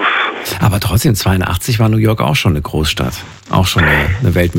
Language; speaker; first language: German; native; German